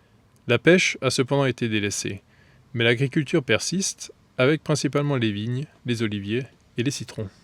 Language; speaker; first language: French; native; French